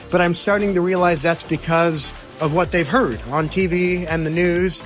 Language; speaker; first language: English; native; English